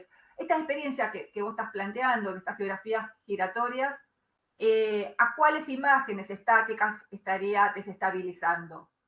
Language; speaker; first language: Spanish; native; Spanish